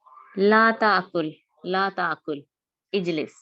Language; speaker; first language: Arabic; non-native, learner; Urdu